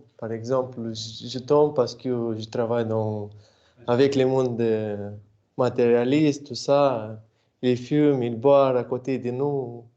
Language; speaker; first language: French; non-native, learner; Russian